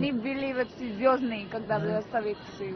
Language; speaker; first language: Russian; non-native, learner; Hindi